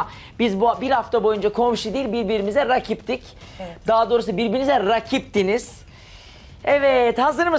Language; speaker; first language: Turkish; native; Turkish